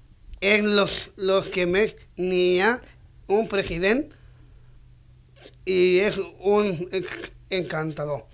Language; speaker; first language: Catalan; non-native, local second language; Spanish